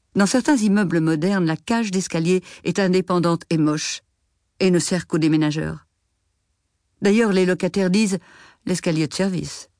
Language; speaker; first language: French; native; French